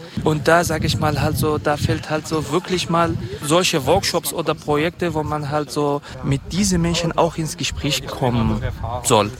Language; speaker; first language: German; non-native, fluent; Kurdish